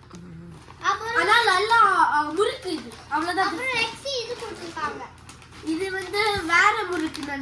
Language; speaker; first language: Tamil; early bilingual, heritage; Tamil